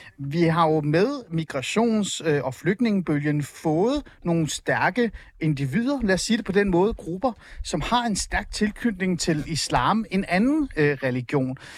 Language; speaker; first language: Danish; early bilingual, other home language; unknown